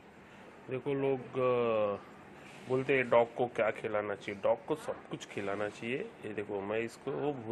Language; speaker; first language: Hindi; native; Hindi